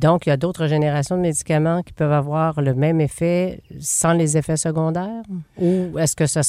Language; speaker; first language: French; native; French